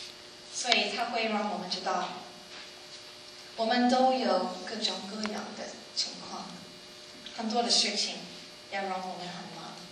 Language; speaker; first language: Chinese; non-native, learner; English